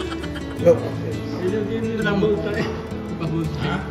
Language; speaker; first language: English; non-native, learner; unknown